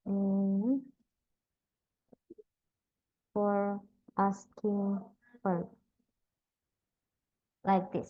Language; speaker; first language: English; non-native, fluent; Indonesian